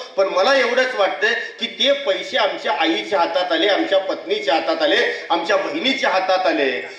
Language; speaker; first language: Marathi; native; Marathi